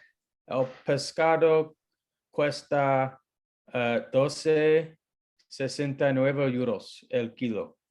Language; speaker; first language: Spanish; non-native, learner; English